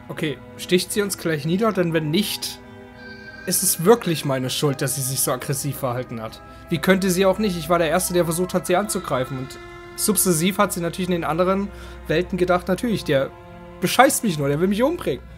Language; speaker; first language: German; native; German